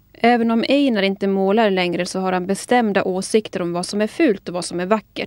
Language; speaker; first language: Swedish; native; Swedish